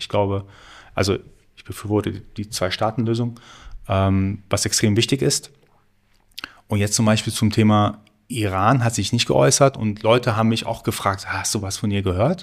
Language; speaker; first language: German; early bilingual, other home language; Persian